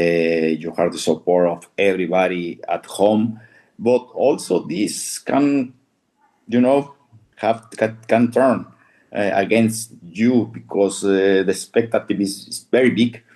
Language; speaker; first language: English; non-native, fluent; Spanish